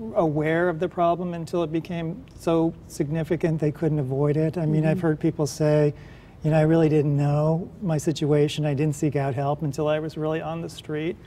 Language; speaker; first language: English; native; English